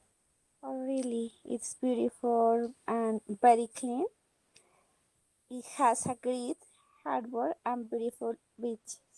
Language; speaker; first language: English; non-native, learner; Spanish